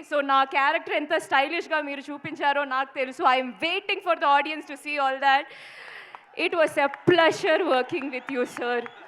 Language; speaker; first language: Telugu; non-native, fluent; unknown